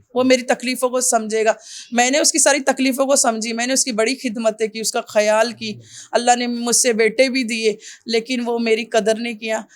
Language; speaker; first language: Urdu; native; Urdu